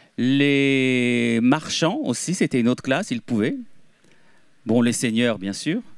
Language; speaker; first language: French; native; French